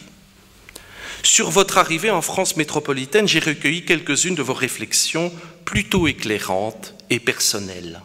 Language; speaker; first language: French; native; French